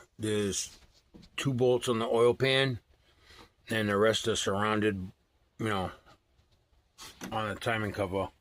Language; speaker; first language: English; native; English